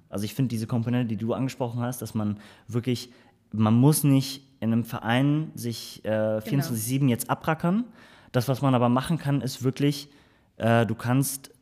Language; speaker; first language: German; early bilingual, other home language; Turkish